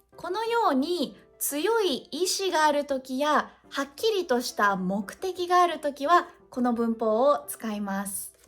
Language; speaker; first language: Japanese; native; Japanese